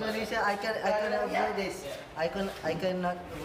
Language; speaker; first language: English; non-native, learner; Malay